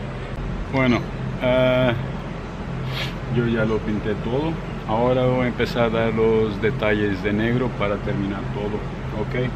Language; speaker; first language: Spanish; non-native, fluent; Portuguese